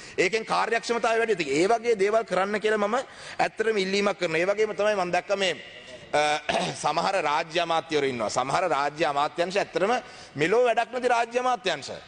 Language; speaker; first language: Sinhala; non-native, local second language; Tamil